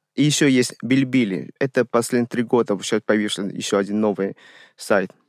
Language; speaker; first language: Russian; non-native, fluent; Chinese